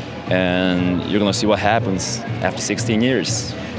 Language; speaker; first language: English; non-native, fluent; Japanese